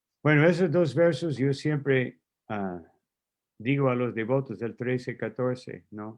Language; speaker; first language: Spanish; non-native, fluent; English